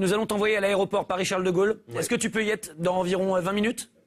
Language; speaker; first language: French; native; French